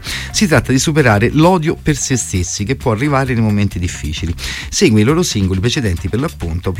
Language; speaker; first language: Italian; native; Italian